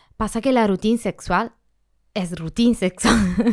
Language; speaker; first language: Spanish; non-native, learner; Italian